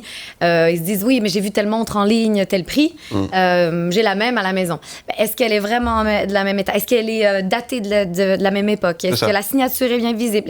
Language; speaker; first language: French; native; French